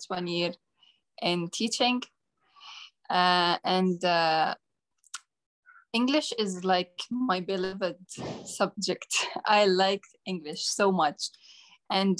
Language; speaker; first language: English; non-native, learner; Arabic